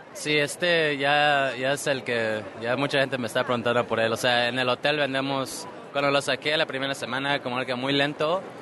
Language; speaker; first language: Spanish; early bilingual, heritage; Spanish